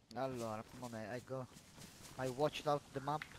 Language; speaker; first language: English; non-native, fluent; Italian